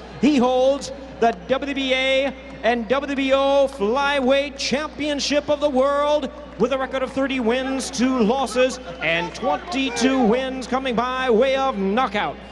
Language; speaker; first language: English; early bilingual, other home language; Spanish